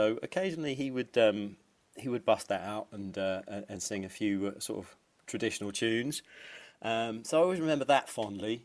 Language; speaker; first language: English; native; English